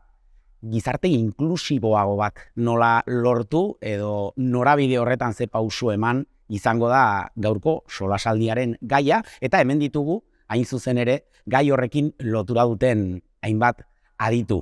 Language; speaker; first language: Basque; native; Basque